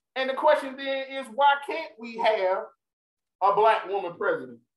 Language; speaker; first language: English; native; English